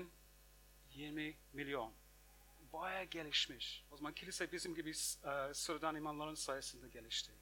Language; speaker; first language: Turkish; non-native, fluent; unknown